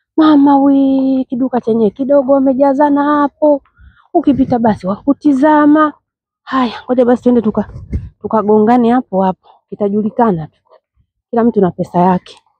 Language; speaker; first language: Swahili; native; Swahili